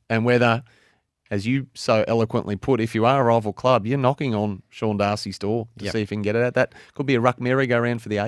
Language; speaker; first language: English; native; English